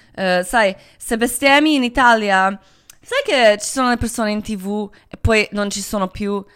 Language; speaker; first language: Italian; non-native, fluent; Croatian